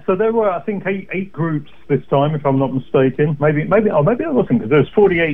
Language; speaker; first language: English; native; English